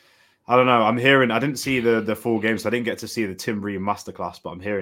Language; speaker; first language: English; native; English